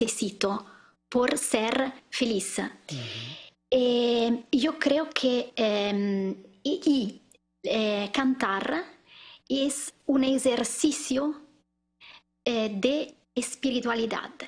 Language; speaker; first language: Spanish; non-native, learner; Italian